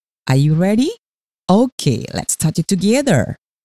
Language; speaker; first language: English; non-native, fluent; Indonesian